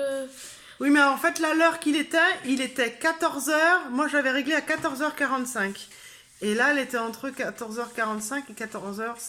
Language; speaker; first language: French; native; French